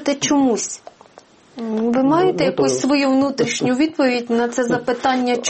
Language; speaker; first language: Ukrainian; native; Ukrainian